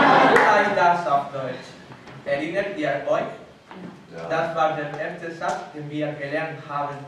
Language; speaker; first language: German; non-native, learner; Spanish